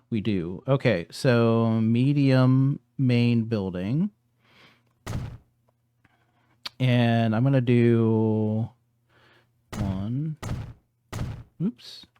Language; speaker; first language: English; native; English